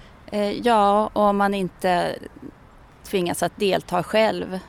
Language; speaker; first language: Swedish; native; Swedish